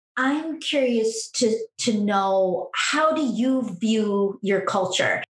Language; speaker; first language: English; native; English